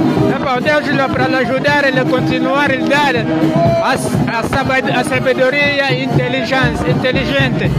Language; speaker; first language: Portuguese; non-native, learner; Lingala